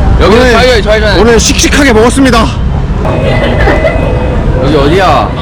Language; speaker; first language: Korean; native; Korean